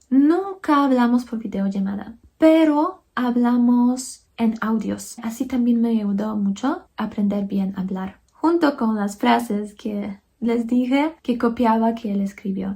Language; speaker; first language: Spanish; non-native, fluent; Polish